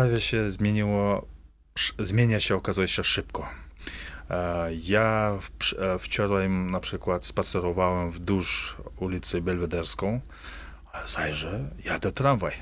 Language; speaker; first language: Polish; non-native, fluent; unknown